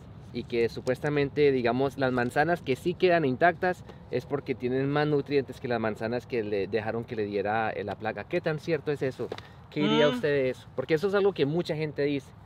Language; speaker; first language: Spanish; native; Spanish